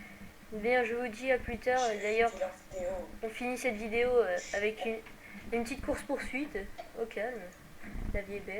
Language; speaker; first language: French; native; French